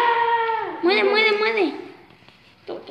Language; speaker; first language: Spanish; native; Spanish